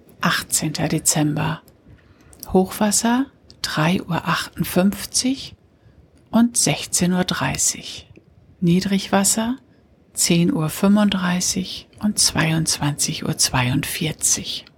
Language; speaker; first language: German; native; German